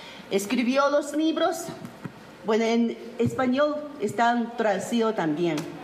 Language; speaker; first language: Spanish; non-native, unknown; Japanese